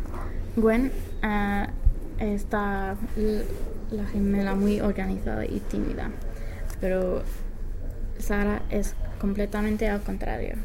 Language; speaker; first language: Spanish; non-native, learner; English